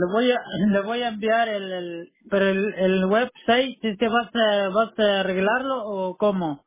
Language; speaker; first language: Spanish; non-native, local second language; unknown